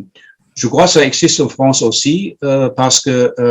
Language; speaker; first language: French; non-native, fluent; German